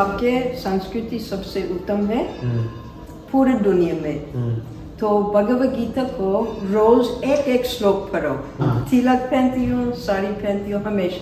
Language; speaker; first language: Hindi; non-native, fluent; English